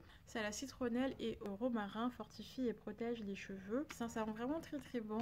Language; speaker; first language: French; native; French